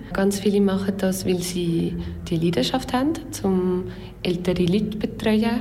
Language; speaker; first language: German; non-native, local second language; French